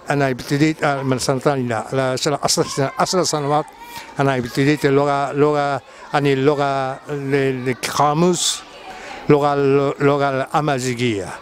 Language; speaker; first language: Arabic; non-native, learner; Japanese